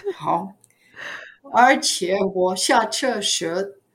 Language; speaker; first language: Chinese; non-native, fluent; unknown